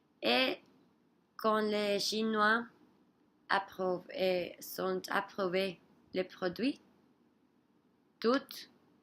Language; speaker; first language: French; non-native, learner; Spanish